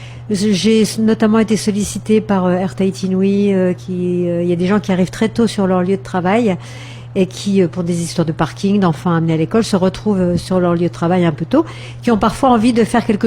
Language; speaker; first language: French; native; French